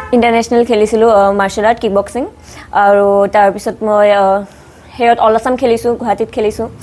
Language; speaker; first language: Assamese; native; Assamese